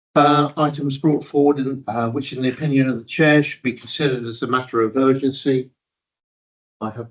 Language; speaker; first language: English; native; English